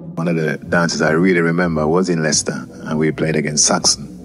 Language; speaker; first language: English; native; English